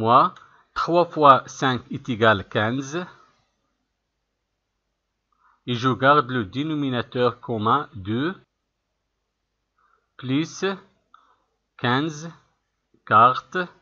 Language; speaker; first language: French; non-native, local second language; Arabic